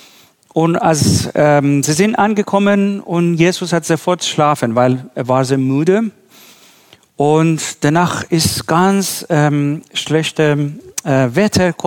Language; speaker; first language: German; non-native, learner; Persian